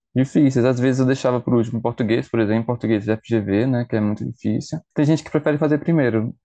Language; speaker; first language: Portuguese; native; Portuguese